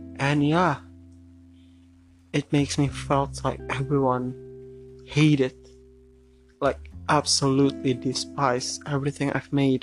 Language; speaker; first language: English; non-native, fluent; Indonesian